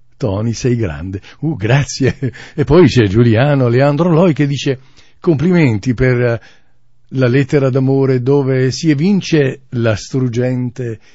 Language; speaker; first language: Italian; native; Italian